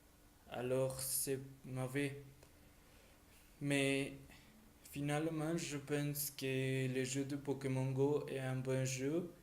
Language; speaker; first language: French; non-native, learner; Spanish